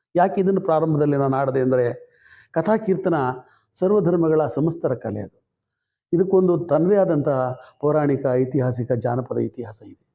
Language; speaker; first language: Kannada; native; Kannada